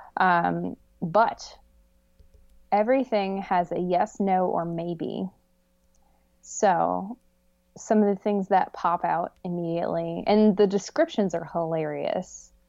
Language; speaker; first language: English; native; English